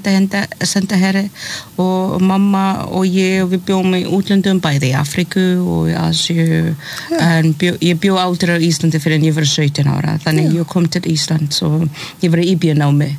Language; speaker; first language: Icelandic; non-native, fluent; English